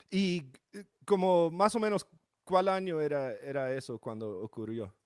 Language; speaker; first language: Spanish; non-native, fluent; English